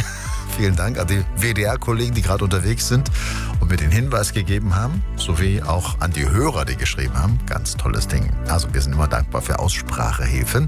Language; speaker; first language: German; native; German